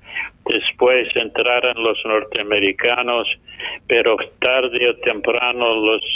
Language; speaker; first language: Spanish; non-native, fluent; English